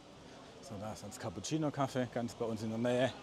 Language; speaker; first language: German; native; German